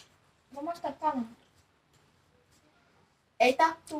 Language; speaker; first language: Finnish; non-native, learner; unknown